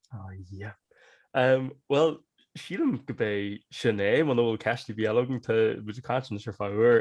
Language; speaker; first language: Irish; non-native, local second language; English